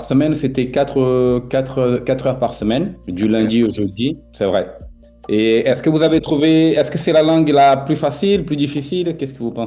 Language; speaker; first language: French; non-native, fluent; Portuguese